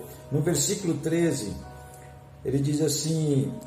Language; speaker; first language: Portuguese; native; Portuguese